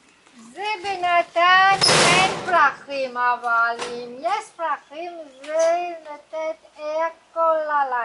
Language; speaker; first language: Hebrew; non-native, learner; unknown